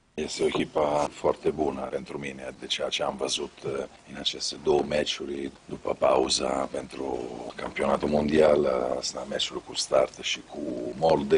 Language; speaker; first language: Romanian; non-native, fluent; Italian